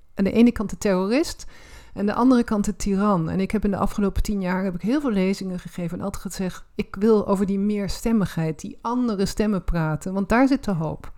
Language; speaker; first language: Dutch; native; Dutch